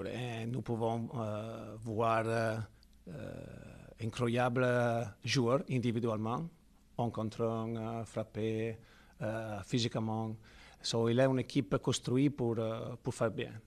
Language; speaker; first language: French; non-native, learner; Italian